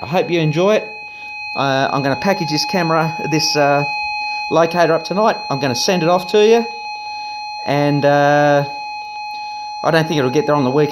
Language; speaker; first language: English; native; English